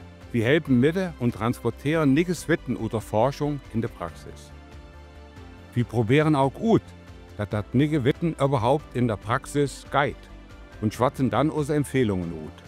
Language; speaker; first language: German; native; German